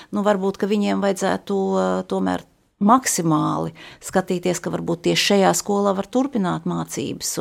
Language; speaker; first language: Latvian; native; Latvian